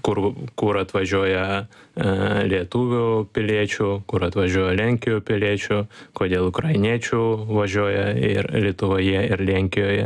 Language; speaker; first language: Lithuanian; non-native, learner; Ukrainian